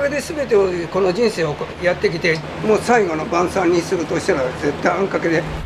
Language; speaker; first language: Japanese; native; Japanese